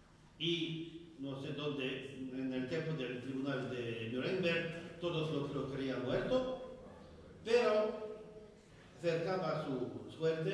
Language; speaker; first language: Spanish; non-native, fluent; French